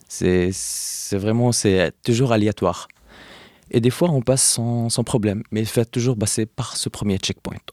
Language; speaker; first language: French; non-native, fluent; Arabic